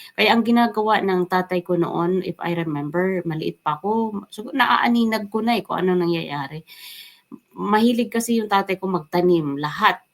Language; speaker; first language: Filipino; non-native, local second language; Waray